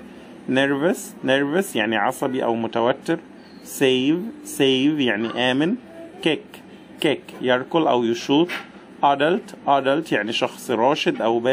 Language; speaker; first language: Arabic; native; Arabic